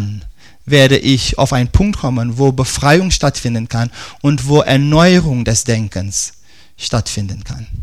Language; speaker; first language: German; non-native, fluent; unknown